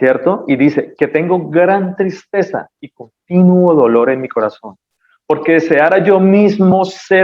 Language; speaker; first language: Spanish; native; Spanish